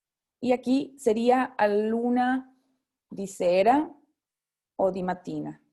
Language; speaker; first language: Italian; non-native, fluent; Spanish